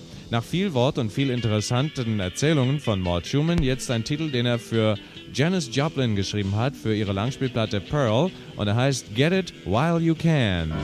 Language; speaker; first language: German; native; German